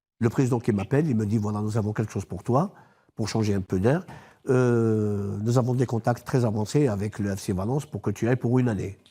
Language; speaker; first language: French; non-native, local second language; Arabic